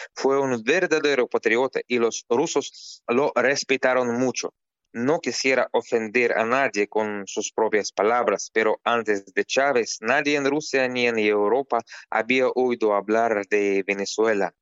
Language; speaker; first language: Spanish; non-native, fluent; Russian